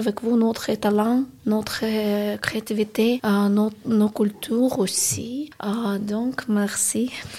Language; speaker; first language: French; non-native, learner; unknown